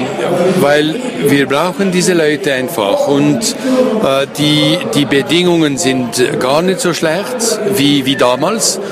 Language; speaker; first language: German; non-native, local second language; French